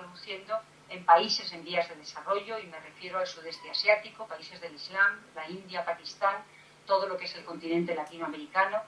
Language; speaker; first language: Spanish; native; Spanish